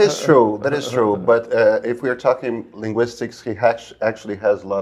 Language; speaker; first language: English; non-native, fluent; Portuguese